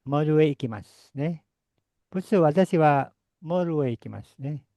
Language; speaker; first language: Japanese; non-native, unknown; Indonesian